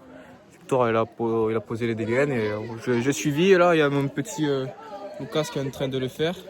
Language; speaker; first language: French; native; French